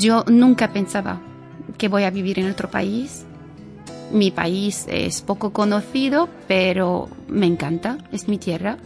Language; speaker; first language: Spanish; non-native, fluent; Arabic